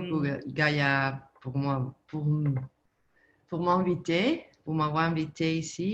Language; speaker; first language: French; non-native, learner; Italian